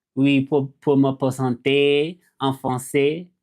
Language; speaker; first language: French; non-native, learner; English